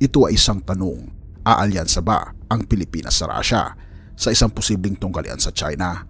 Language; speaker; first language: Filipino; native; Filipino